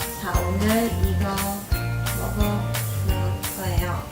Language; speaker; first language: Korean; non-native, learner; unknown